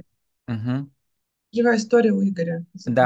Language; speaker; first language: Russian; native; Russian